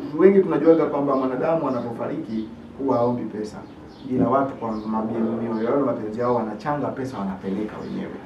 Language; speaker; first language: Swahili; native; Swahili